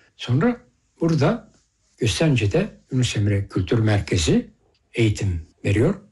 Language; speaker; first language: Turkish; early bilingual, heritage; Turkish